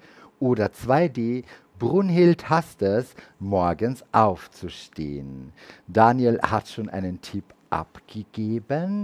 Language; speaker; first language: German; native; German